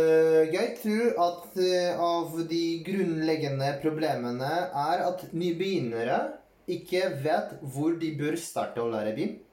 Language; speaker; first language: Swedish; non-native, fluent; Polish